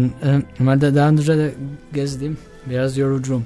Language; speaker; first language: Turkish; non-native, learner; Albanian